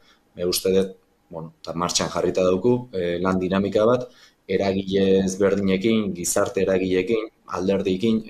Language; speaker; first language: Basque; native; Basque